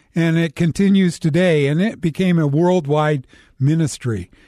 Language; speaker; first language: English; native; English